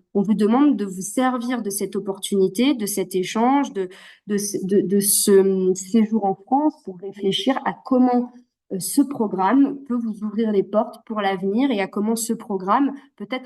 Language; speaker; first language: French; native; French